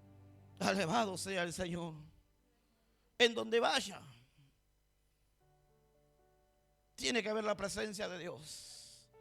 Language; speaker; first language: Spanish; native; Spanish